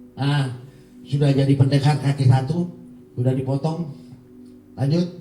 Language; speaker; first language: Indonesian; native; Indonesian